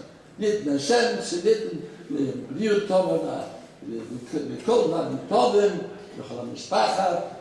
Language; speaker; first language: Hebrew; non-native, fluent; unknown